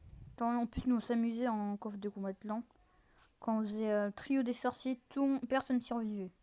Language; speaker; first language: French; native; French